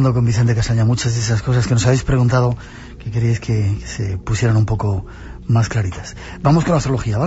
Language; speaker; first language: Spanish; native; Spanish